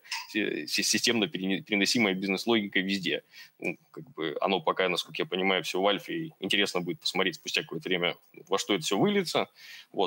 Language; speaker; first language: Russian; native; Russian